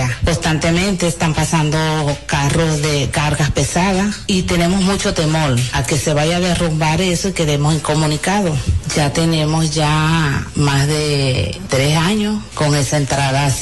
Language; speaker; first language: Spanish; native; Spanish